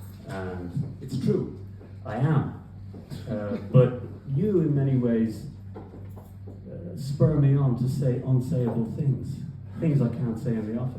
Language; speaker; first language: English; native; English